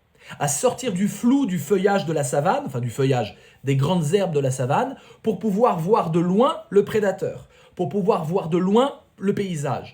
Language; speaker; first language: French; native; French